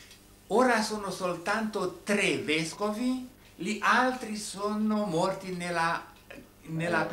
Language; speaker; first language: Italian; non-native, fluent; Romanian